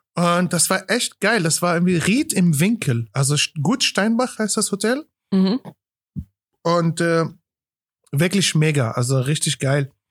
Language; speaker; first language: German; non-native, fluent; Arabic